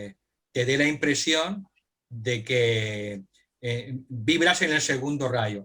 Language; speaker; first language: Spanish; native; Spanish